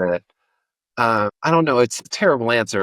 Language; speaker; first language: English; native; English